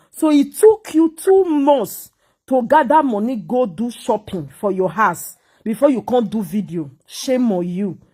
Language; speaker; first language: Nigerian Pidgin; native; Nigerian Pidgin